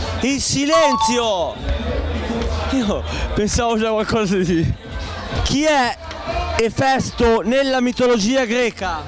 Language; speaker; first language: Italian; native; Italian